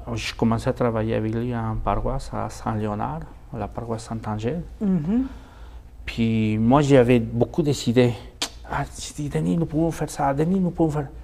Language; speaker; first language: French; non-native, fluent; Spanish